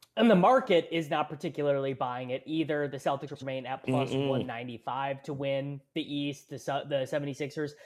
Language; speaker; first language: English; native; English